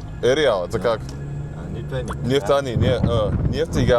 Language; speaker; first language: Russian; non-native, learner; English